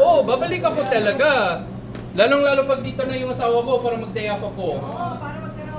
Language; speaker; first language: Filipino; non-native, fluent; English